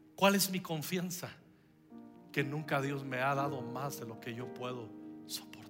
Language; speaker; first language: Spanish; native; Spanish